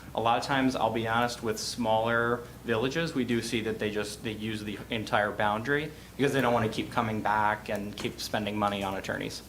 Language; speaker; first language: English; native; English